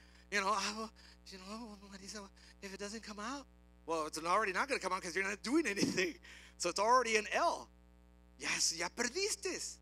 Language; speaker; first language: English; early bilingual, other home language; Spanish